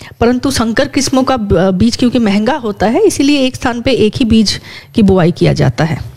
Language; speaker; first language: Hindi; native; Hindi